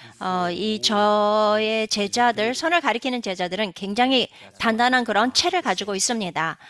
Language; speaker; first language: Korean; native; Korean